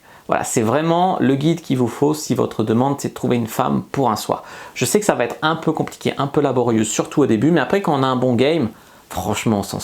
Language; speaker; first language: French; native; French